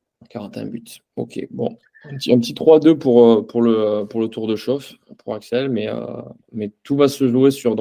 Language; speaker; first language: French; native; French